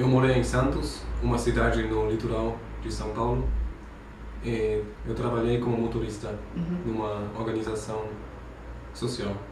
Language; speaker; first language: Portuguese; non-native, fluent; German